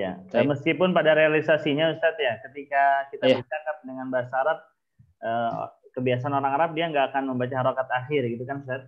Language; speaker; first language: Indonesian; native; Indonesian